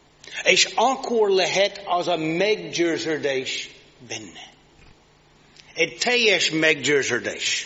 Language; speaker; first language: Hungarian; non-native, fluent; English